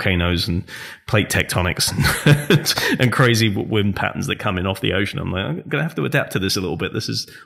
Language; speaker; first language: English; native; English